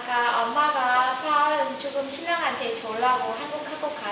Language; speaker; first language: Korean; non-native, fluent; Vietnamese